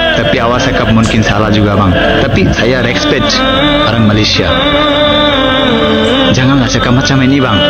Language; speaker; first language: Malay; non-native, learner; Bangla